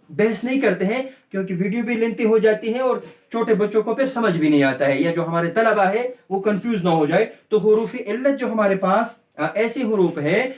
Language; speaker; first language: Urdu; native; Urdu